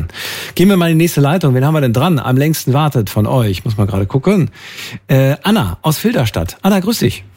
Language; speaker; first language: German; native; German